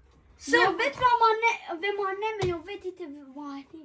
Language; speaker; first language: Swedish; early bilingual, other home language; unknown